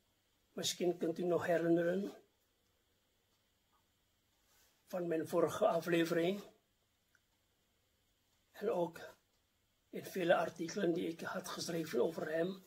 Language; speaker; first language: Dutch; non-native, fluent; Indonesian